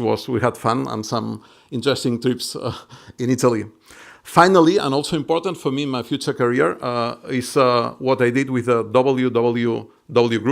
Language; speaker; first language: English; non-native, fluent; Catalan